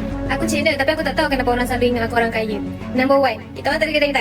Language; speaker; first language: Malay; non-native, local second language; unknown